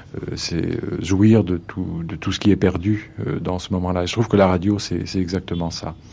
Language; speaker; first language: French; native; French